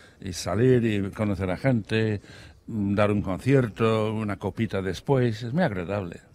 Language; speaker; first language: Spanish; non-native, fluent; English